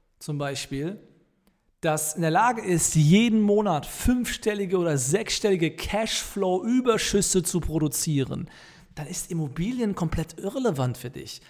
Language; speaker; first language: German; native; German